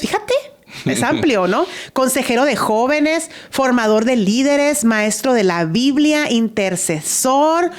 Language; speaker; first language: Spanish; native; Spanish